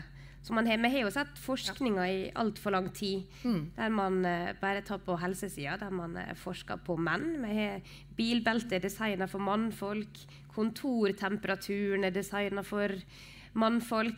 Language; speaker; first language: Norwegian; native; Norwegian